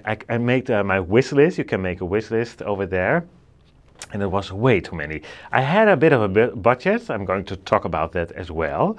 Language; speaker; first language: English; non-native, fluent; Dutch